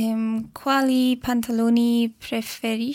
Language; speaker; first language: Italian; non-native, learner; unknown